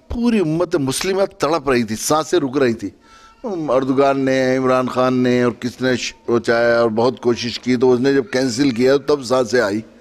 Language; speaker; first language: Urdu; native; Urdu